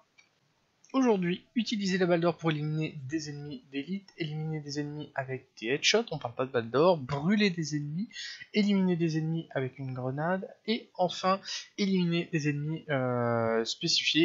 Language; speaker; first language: French; native; French